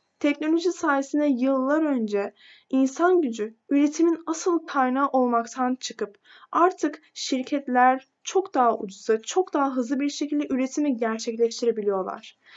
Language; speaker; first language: Turkish; native; Turkish